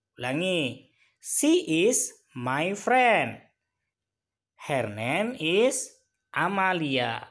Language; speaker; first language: English; non-native, fluent; Indonesian